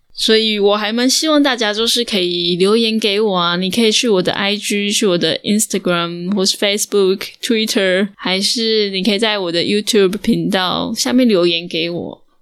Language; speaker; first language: Chinese; native; Chinese